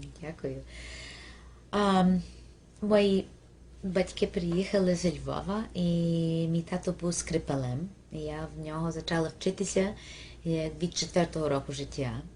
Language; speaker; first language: Ukrainian; early bilingual, heritage; Ukrainian